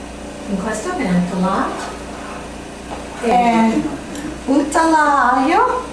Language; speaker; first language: Italian; non-native, learner; English